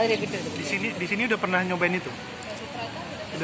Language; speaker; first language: Indonesian; native; Indonesian